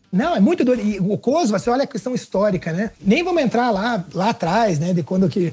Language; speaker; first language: Portuguese; native; Portuguese